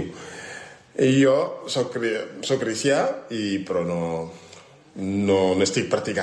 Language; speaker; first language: Catalan; non-native, learner; French